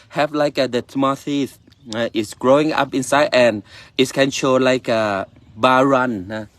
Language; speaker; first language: English; non-native, learner; Thai